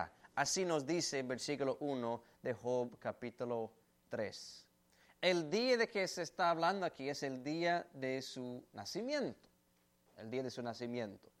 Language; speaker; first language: Spanish; native; Spanish